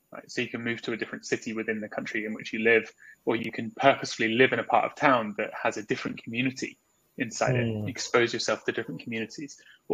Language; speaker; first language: English; native; English